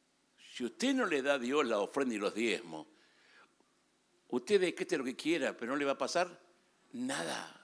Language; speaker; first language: Spanish; native; Spanish